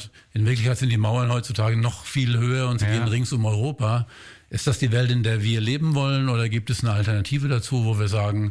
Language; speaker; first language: German; native; German